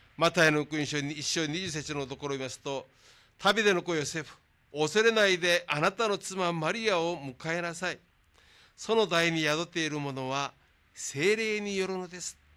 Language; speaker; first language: Japanese; non-native, fluent; Korean